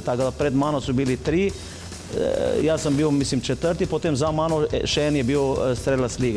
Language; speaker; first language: Slovenian; non-native, fluent; Albanian